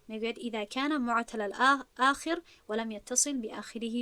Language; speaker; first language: Arabic; non-native, fluent; Tajik